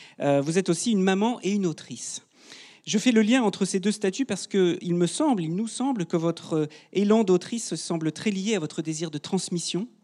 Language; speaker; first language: French; native; French